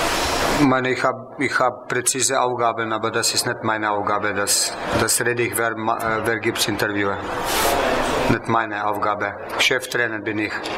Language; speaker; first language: German; non-native, fluent; Slovenian